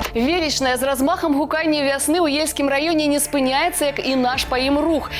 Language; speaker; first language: Belarusian; native; Belarusian